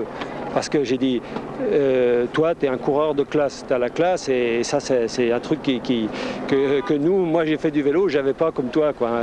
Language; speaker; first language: French; native; French